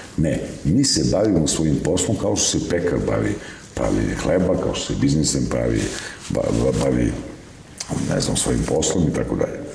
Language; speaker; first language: Serbian; native; Serbian